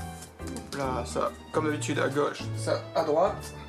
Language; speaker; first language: French; native; French